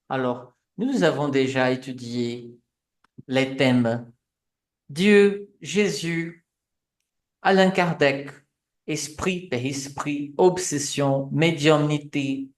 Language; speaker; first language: French; non-native, fluent; Portuguese